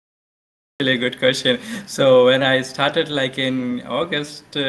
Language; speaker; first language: English; non-native, local second language; Hindi